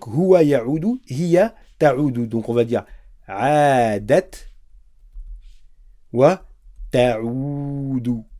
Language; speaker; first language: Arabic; non-native, fluent; French